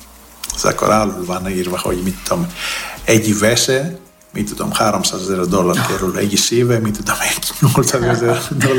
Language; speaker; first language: Hungarian; non-native, fluent; Greek